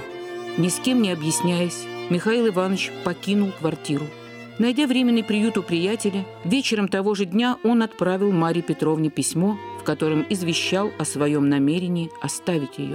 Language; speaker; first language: Russian; native; Russian